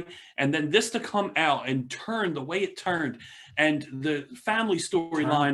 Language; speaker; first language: English; native; English